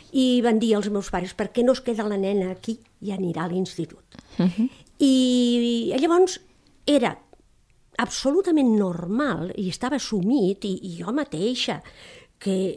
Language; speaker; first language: Catalan; native; Catalan